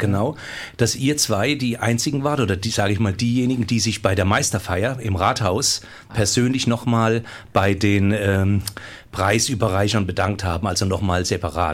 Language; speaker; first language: German; native; German